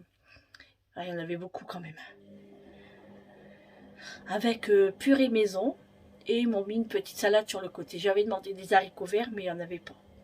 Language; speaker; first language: French; native; French